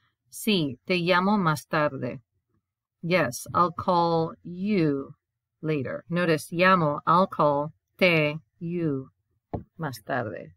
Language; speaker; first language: Spanish; non-native, fluent; English